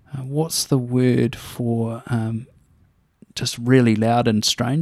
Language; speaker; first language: English; native; English